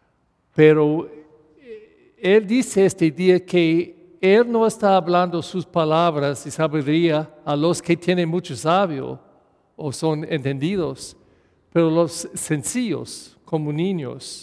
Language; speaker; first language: Spanish; non-native, fluent; English